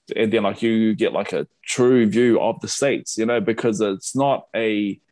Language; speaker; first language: English; native; English